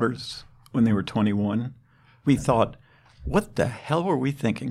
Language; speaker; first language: English; native; English